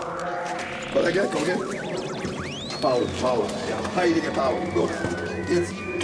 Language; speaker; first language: German; non-native, learner; Polish